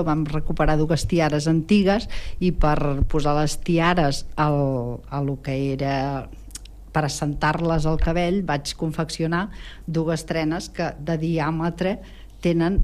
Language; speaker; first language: Catalan; native; Catalan